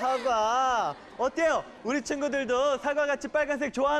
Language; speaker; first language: Korean; native; Korean